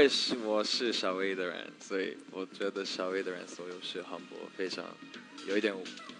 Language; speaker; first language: Chinese; non-native, learner; English